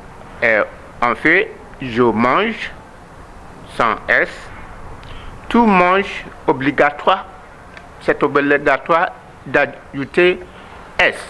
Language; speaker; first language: French; non-native, learner; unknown